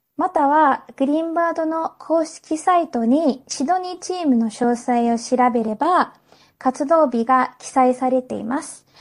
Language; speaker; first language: Japanese; non-native, fluent; English